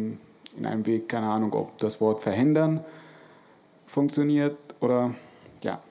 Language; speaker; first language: German; non-native, fluent; Arabic